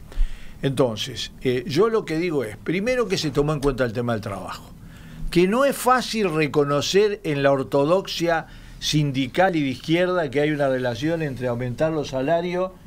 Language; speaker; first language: Spanish; native; Spanish